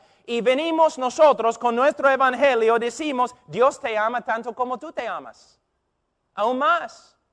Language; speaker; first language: Spanish; non-native, fluent; English